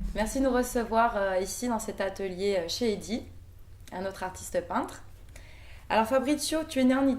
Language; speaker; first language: French; native; French